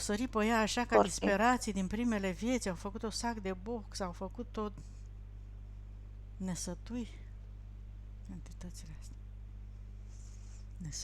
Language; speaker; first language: Romanian; native; Romanian